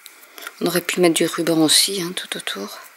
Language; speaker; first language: French; native; French